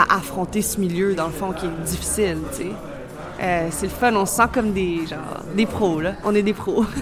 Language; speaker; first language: French; native; French